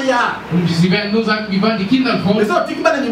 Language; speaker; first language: German; non-native, learner; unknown